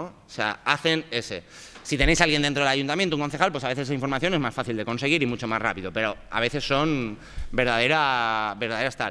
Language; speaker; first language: Spanish; native; Spanish